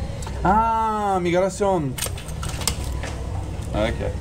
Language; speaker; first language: English; non-native, learner; French